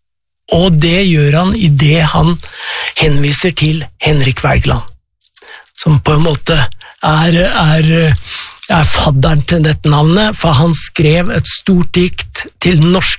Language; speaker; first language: Norwegian; native; Norwegian